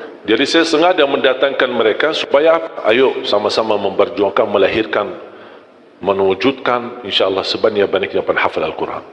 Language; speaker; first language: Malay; non-native, fluent; Arabic